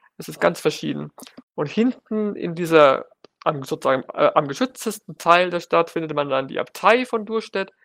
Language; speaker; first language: German; native; German